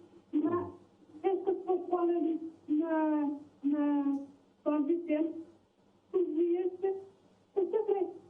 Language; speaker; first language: Portuguese; non-native, local second language; Kabuverdianu